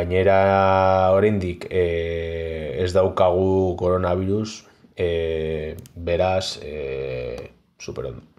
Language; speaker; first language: Basque; non-native, learner; Spanish